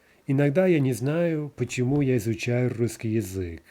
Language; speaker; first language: Russian; non-native, fluent; English